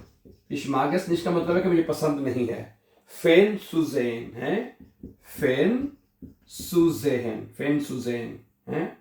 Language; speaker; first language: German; non-native, fluent; Urdu